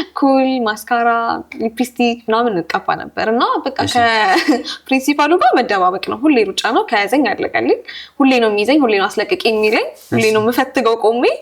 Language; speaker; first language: Amharic; native; Amharic